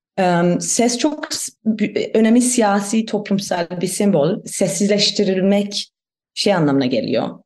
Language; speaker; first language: Turkish; non-native, fluent; German